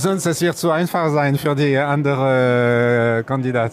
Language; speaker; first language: German; non-native, learner; French